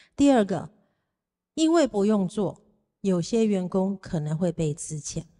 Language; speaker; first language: Chinese; native; Chinese